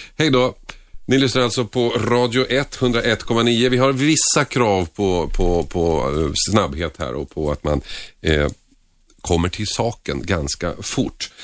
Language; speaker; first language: Swedish; early bilingual, other home language; Finnish